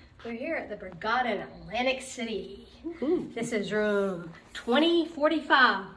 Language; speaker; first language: English; native; English